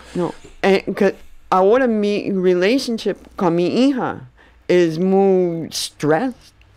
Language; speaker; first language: Spanish; non-native, learner; English